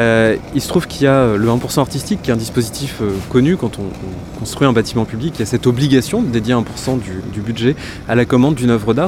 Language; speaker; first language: French; native; French